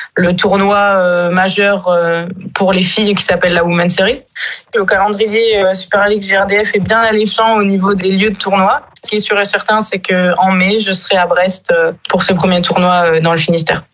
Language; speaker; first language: French; native; French